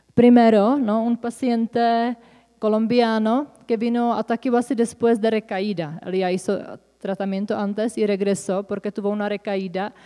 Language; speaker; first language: Spanish; non-native, fluent; Czech